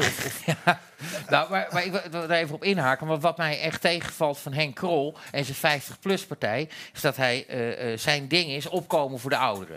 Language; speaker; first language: Dutch; native; Dutch